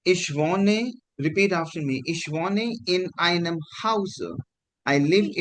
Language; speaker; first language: German; non-native, fluent; Hindi